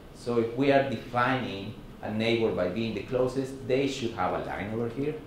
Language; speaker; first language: English; non-native, fluent; Spanish